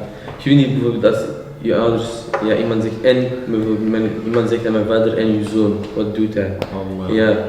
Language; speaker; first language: Dutch; non-native, local second language; French